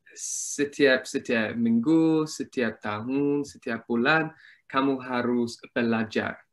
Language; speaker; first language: Indonesian; non-native, learner; English